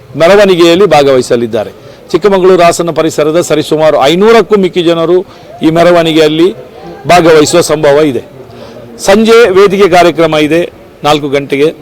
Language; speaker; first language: Kannada; non-native, local second language; Konkani